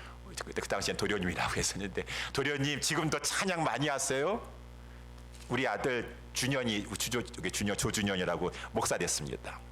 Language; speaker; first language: Korean; native; Korean